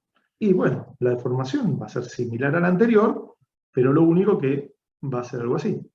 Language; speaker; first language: Spanish; native; Spanish